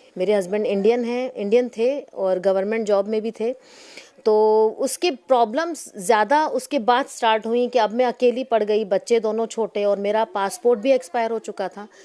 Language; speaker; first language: Urdu; non-native, local second language; Sindhi